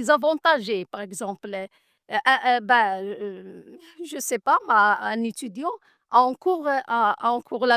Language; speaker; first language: French; non-native, learner; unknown